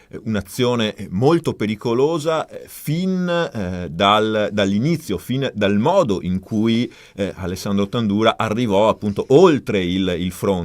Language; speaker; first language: Italian; native; Italian